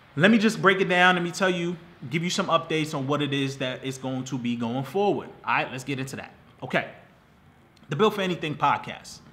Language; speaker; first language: English; native; English